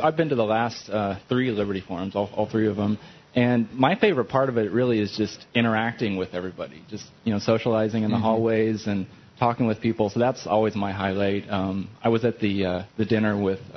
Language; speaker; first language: English; native; English